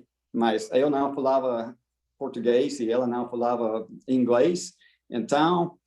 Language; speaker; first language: Portuguese; non-native, fluent; English